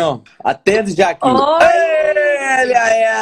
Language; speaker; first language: Portuguese; native; Portuguese